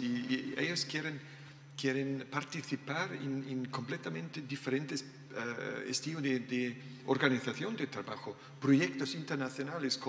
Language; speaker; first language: Spanish; non-native, learner; German